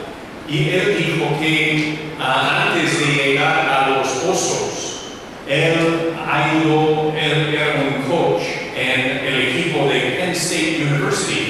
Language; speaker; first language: Spanish; non-native, learner; English